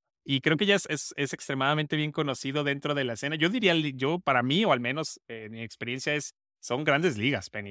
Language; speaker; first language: Spanish; native; Spanish